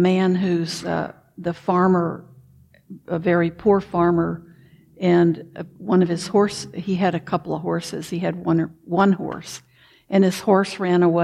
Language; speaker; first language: English; native; English